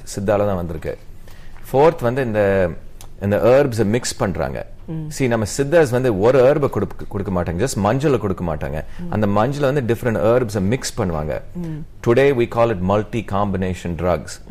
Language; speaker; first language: Tamil; native; Tamil